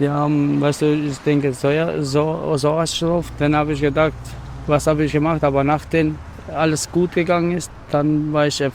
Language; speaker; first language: German; non-native, learner; Albanian